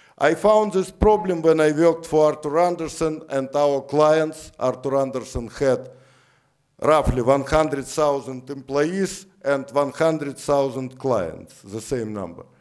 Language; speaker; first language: English; non-native, fluent; Russian